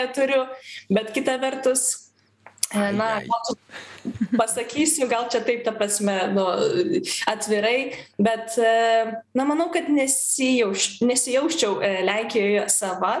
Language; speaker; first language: Lithuanian; non-native, local second language; Polish